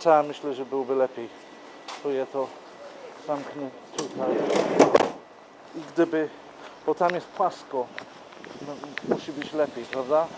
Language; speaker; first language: Polish; non-native, learner; English